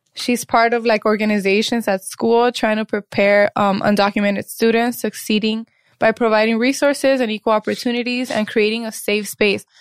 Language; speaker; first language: English; early bilingual, other home language; Spanish